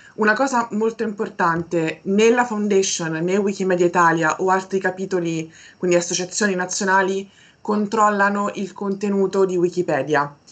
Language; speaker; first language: Italian; native; Italian